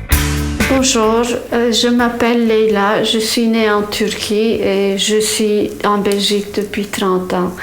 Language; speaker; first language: French; non-native, fluent; Turkish